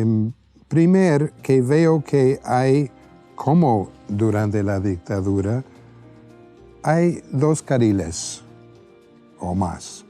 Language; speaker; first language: Spanish; non-native, fluent; English